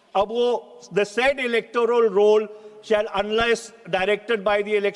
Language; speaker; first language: English; non-native, local second language; Hindi